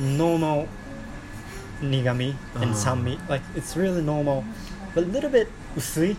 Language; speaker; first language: English; non-native, learner; Japanese